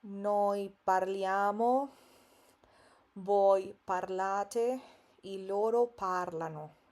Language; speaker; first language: Italian; non-native, fluent; Spanish